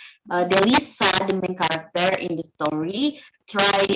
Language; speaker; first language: English; non-native, learner; Indonesian